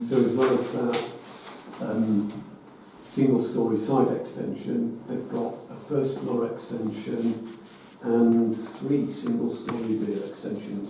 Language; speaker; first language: English; native; English